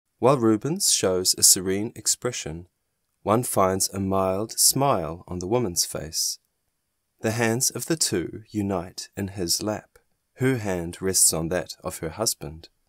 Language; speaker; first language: English; non-native, fluent; German